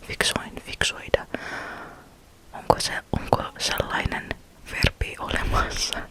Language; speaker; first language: Finnish; non-native, fluent; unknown